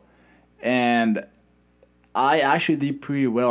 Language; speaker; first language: English; non-native, fluent; Spanish